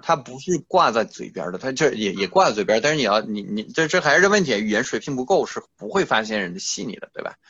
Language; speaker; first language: Chinese; non-native, fluent; French